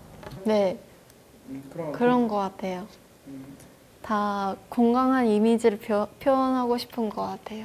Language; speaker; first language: Korean; non-native, fluent; Chinese